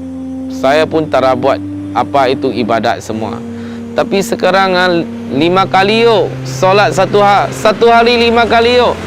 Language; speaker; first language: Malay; non-native, local second language; Chinese